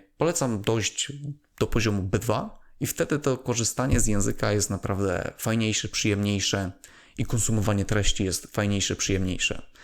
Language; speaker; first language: Polish; native; Polish